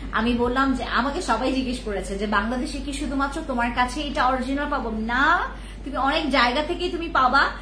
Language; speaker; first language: Bangla; non-native, local second language; Khasi